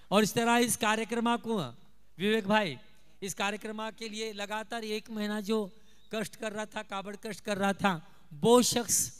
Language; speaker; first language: Hindi; non-native, local second language; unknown